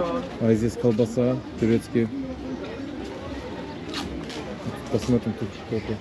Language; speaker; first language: Russian; non-native, learner; Turkish